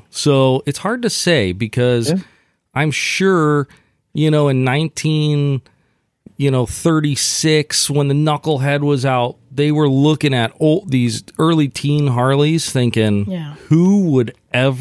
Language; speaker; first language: English; native; English